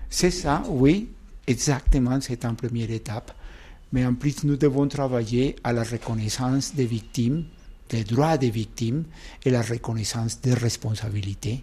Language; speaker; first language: French; non-native, fluent; Spanish